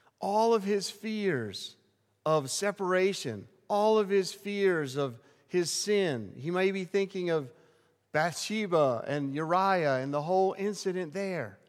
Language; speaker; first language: English; native; English